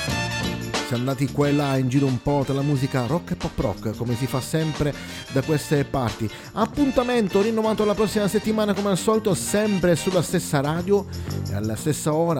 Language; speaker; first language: Italian; native; Italian